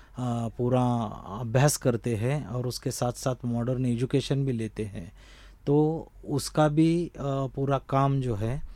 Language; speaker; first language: Hindi; non-native, local second language; Marathi